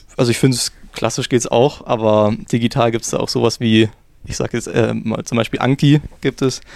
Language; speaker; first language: German; early bilingual, other home language; Russian